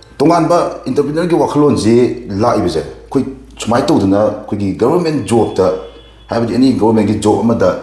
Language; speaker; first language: Manipuri; native; Manipuri